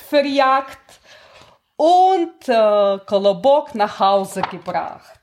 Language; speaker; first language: German; non-native, learner; Russian